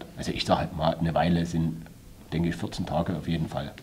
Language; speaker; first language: German; native; German